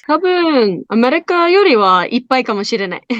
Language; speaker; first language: Japanese; non-native, learner; English